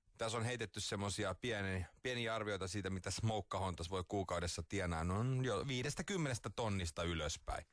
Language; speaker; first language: Finnish; native; Finnish